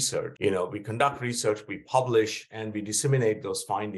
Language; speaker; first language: English; non-native, local second language; Bangla